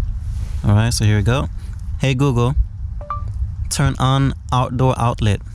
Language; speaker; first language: English; native; English